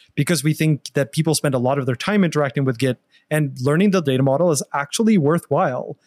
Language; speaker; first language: English; non-native, fluent; Norwegian